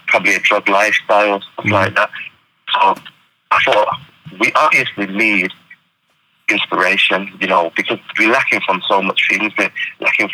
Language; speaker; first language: English; native; English